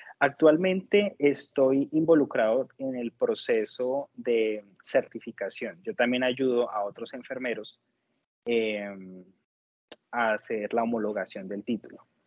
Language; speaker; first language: Spanish; native; Spanish